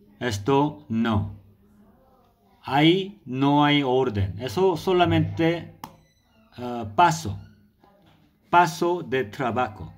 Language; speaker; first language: Spanish; non-native, learner; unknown